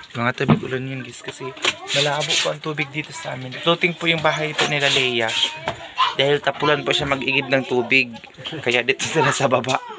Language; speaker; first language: Filipino; non-native, local second language; Cebuano